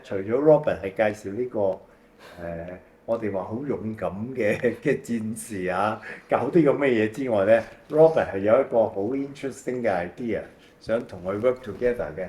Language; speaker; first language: Cantonese; native; Cantonese